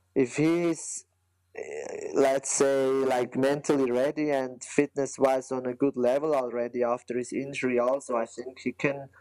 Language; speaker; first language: English; non-native, fluent; Swiss German